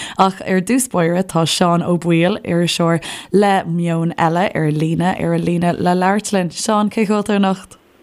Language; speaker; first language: Irish; non-native, local second language; English